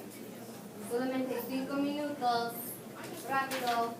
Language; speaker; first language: Spanish; non-native, fluent; English